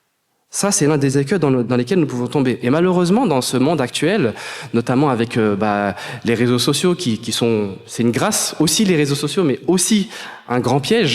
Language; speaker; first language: French; native; French